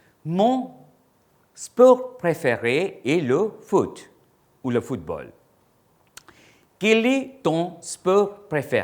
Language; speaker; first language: French; non-native, fluent; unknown